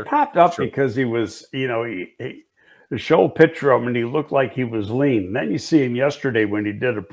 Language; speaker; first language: English; native; English